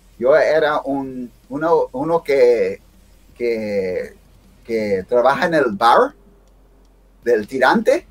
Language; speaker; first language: Spanish; early bilingual, heritage; Spanish